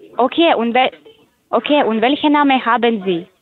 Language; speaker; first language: German; non-native, learner; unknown